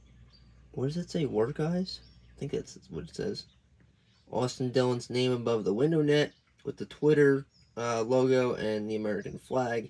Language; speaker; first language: English; native; English